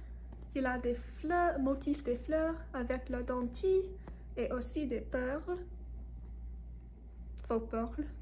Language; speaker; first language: French; non-native, learner; English